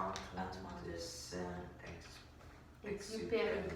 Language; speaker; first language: French; non-native, learner; English